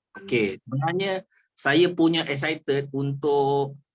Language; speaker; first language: Malay; native; Malay